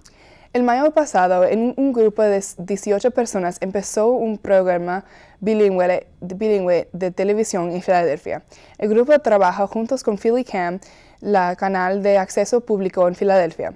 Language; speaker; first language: Spanish; non-native, learner; English